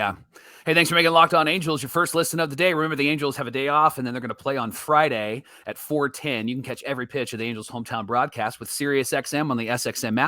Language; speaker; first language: English; native; English